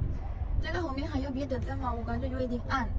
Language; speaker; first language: Chinese; non-native, learner; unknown